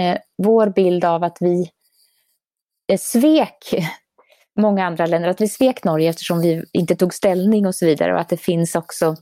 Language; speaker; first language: Swedish; native; Swedish